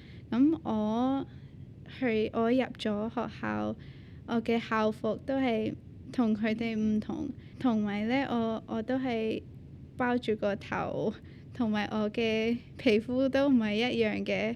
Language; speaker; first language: Cantonese; early bilingual, other home language; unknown